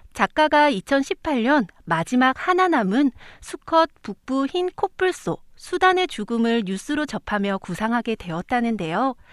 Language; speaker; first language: Korean; native; Korean